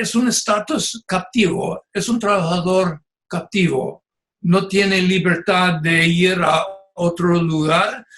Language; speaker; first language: Spanish; non-native, fluent; English